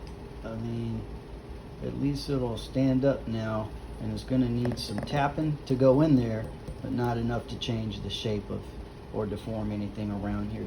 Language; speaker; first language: English; native; English